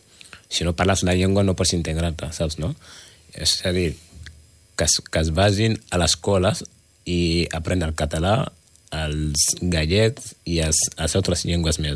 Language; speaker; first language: Catalan; non-native, learner; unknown